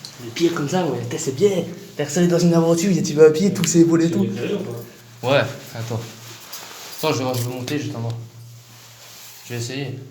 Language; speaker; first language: French; native; French